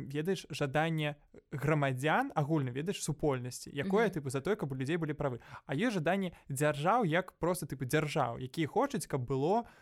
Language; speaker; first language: Belarusian; non-native, local second language; Russian